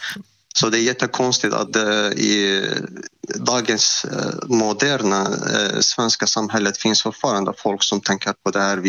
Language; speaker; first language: Swedish; non-native, fluent; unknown